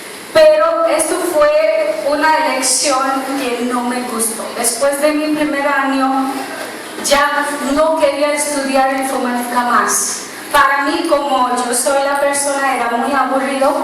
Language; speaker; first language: Spanish; non-native, learner; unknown